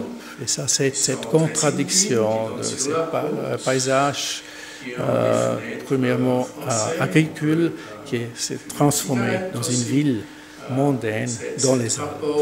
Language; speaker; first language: French; non-native, learner; German